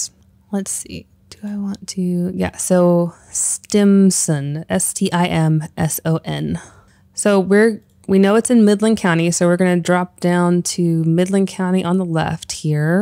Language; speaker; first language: English; native; English